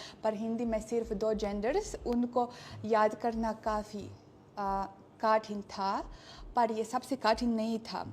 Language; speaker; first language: Hindi; non-native, fluent; Russian